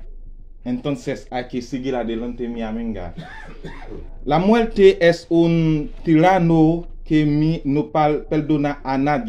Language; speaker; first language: Spanish; non-native, learner; Haitian Creole